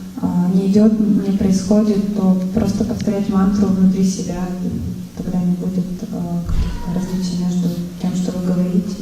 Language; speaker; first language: Russian; native; Russian